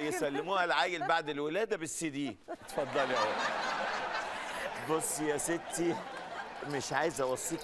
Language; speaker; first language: Arabic; native; Arabic